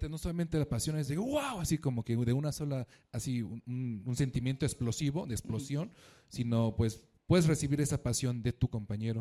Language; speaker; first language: Spanish; native; Spanish